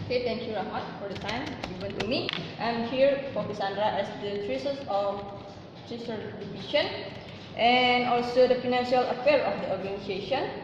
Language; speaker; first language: English; non-native, learner; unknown